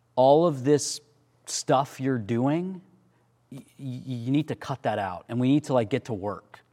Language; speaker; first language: English; native; English